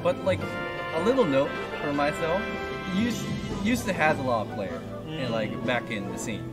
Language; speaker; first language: English; non-native, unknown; Japanese